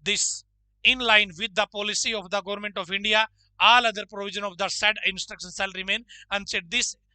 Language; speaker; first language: English; non-native, local second language; Hindi